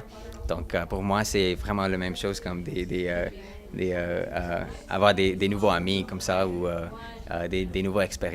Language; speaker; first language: French; non-native, learner; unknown